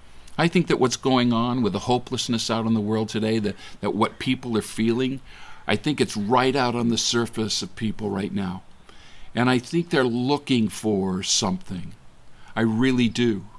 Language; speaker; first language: English; native; English